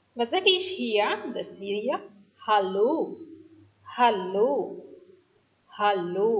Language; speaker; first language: German; non-native, fluent; Arabic